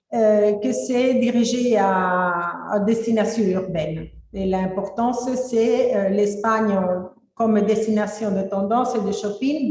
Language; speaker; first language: French; non-native, fluent; Spanish